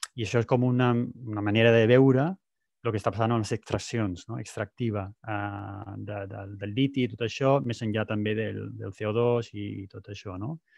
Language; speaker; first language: Catalan; non-native, local second language; Spanish